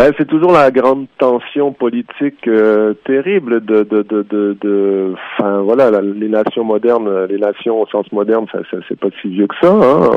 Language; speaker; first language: French; native; French